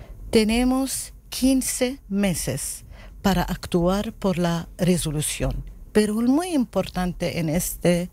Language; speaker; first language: Spanish; non-native, learner; Arabic